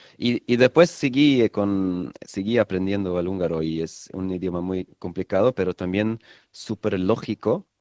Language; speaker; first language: Spanish; non-native, fluent; Swedish